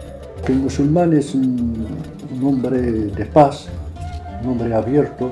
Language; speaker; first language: Spanish; non-native, fluent; Arabic